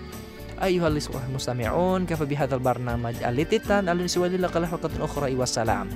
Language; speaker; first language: Arabic; non-native, fluent; Indonesian